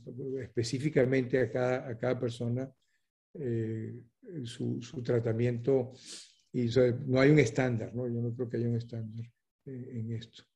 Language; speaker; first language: Spanish; native; Spanish